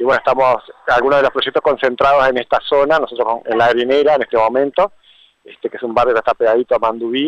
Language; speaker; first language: Spanish; native; Spanish